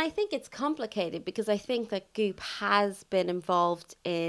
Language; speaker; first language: English; native; English